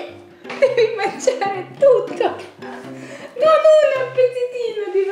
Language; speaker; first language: Italian; non-native, fluent; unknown